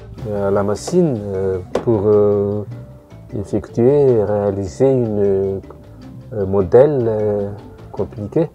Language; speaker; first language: French; non-native, local second language; Malagasy